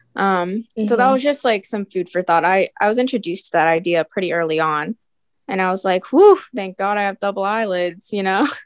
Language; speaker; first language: English; early bilingual, other home language; Filipino